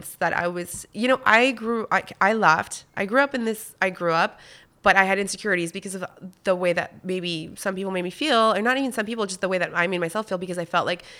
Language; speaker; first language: English; non-native, fluent; French